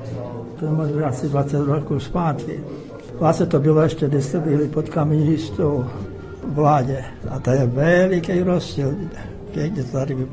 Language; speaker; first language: Czech; early bilingual, heritage; English